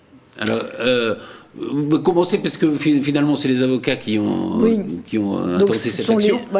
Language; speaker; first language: French; native; French